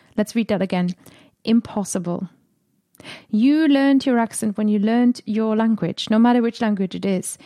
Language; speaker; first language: English; non-native, fluent; German